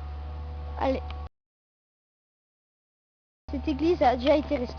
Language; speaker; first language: French; native; French